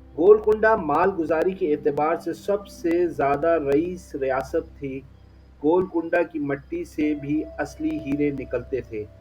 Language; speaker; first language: Urdu; native; Urdu